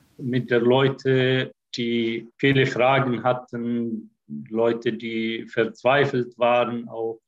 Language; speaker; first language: German; non-native, fluent; Arabic